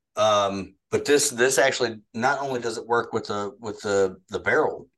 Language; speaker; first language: English; native; English